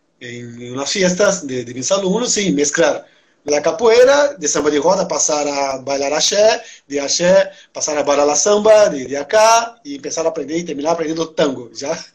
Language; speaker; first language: Spanish; non-native, fluent; Portuguese